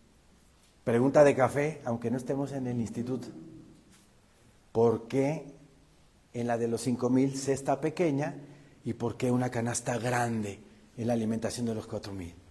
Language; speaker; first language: Spanish; native; Spanish